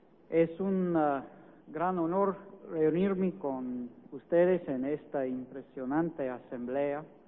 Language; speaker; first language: Spanish; non-native, learner; English